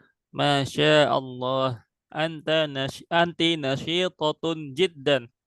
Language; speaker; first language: Arabic; non-native, fluent; Indonesian